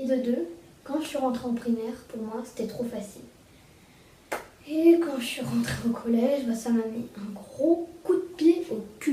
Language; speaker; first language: French; native; French